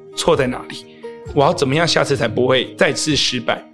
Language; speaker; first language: Chinese; native; Chinese